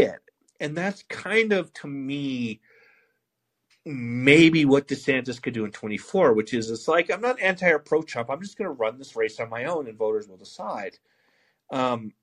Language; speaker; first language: English; native; English